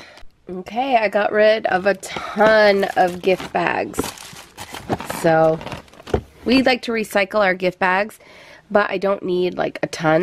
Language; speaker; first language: English; native; English